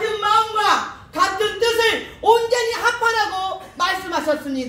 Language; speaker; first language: Korean; native; Korean